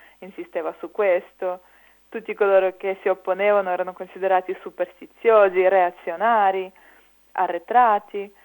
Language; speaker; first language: Italian; non-native, fluent; Ukrainian